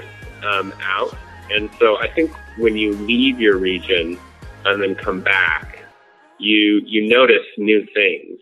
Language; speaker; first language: English; native; English